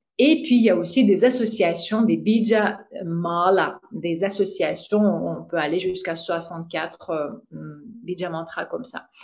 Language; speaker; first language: French; non-native, fluent; Russian